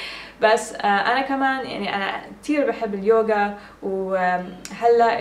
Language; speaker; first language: Arabic; early bilingual, heritage; English